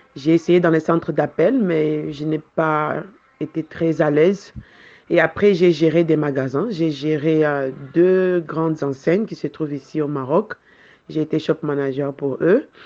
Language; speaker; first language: French; non-native, local second language; Lingala